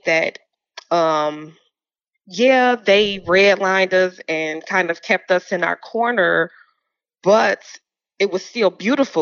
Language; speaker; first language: English; native; English